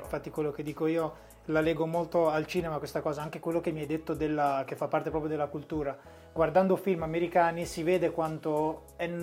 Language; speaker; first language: Italian; native; Italian